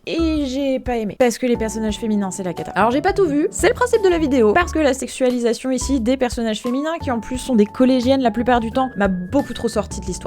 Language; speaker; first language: French; native; French